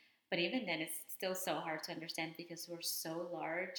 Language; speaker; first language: English; early bilingual, other home language; Spanish